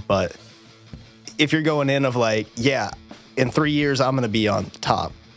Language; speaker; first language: English; native; English